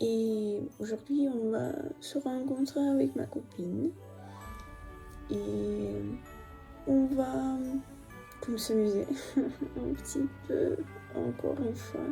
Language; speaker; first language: French; non-native, fluent; Russian